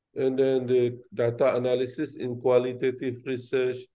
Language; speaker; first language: English; non-native, local second language; Malay